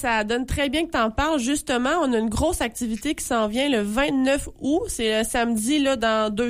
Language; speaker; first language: French; native; French